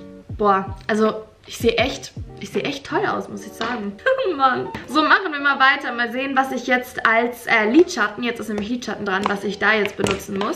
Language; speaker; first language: German; native; German